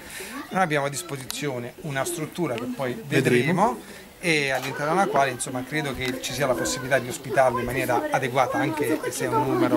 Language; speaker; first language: Italian; native; Italian